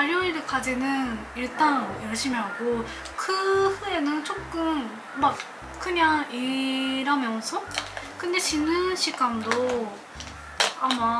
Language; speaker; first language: Korean; non-native, learner; Japanese